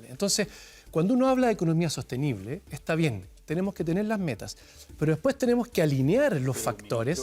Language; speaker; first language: Spanish; native; Spanish